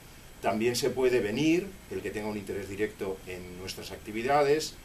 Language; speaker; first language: Spanish; native; Spanish